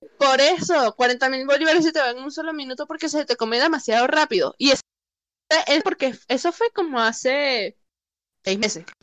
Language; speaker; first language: Spanish; native; Spanish